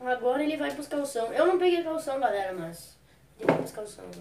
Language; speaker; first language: Portuguese; native; Portuguese